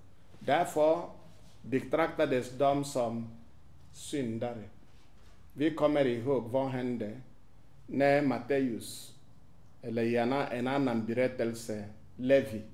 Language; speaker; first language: Swedish; non-native, fluent; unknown